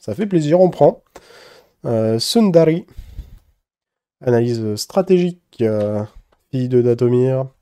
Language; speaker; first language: French; native; French